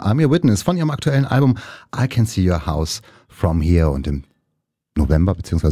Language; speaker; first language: German; native; German